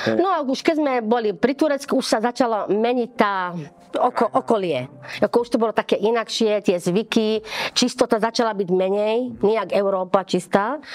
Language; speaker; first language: Slovak; early bilingual, heritage; Slovak